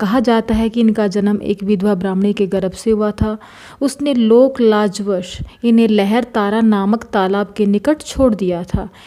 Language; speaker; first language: Hindi; native; Hindi